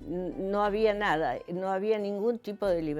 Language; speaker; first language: Spanish; native; Spanish